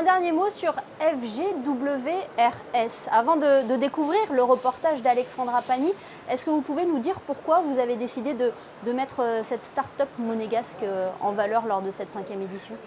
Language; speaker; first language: French; native; French